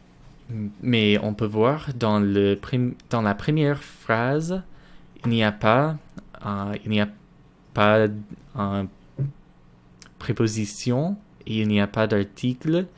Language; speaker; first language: French; non-native, learner; English